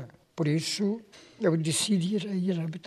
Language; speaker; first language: Portuguese; non-native, local second language; Kabuverdianu